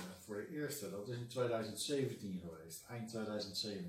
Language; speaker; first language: Dutch; native; Dutch